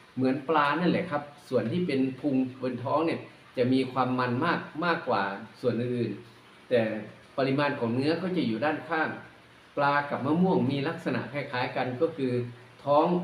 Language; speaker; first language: Thai; non-native, local second language; Northeastern Thai